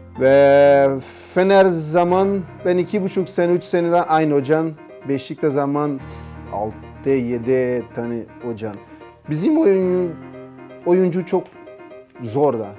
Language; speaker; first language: Turkish; non-native, learner; Portuguese